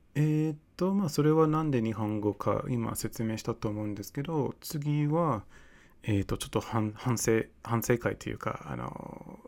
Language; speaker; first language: Japanese; non-native, fluent; English